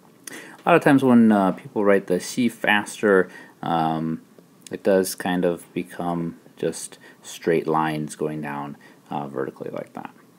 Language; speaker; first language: English; native; English